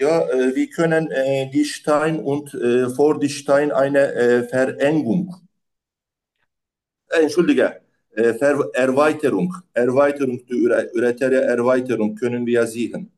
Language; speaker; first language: German; non-native, learner; Turkish